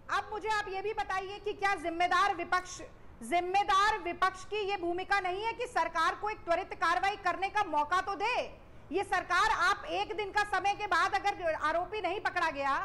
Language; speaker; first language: Hindi; native; Hindi